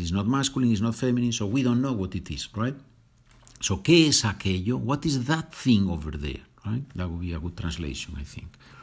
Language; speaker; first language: English; non-native, fluent; Spanish